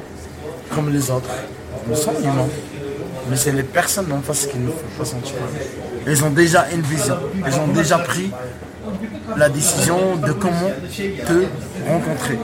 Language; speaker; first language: French; non-native, local second language; Arabic